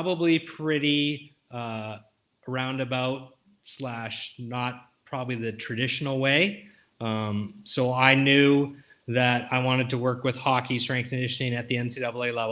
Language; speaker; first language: English; native; English